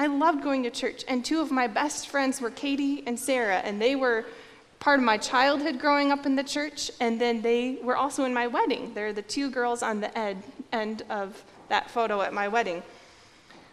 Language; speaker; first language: English; native; English